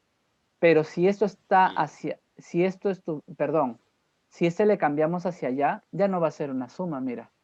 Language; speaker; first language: Spanish; native; Spanish